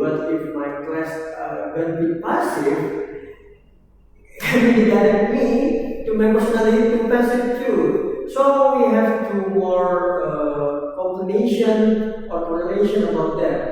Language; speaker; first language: English; non-native, learner; Indonesian